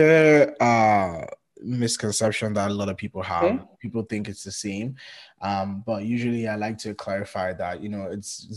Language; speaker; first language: English; non-native, local second language; Yoruba